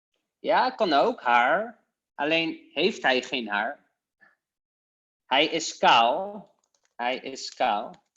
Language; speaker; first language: Dutch; non-native, fluent; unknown